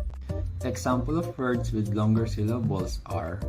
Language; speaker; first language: English; non-native, local second language; Filipino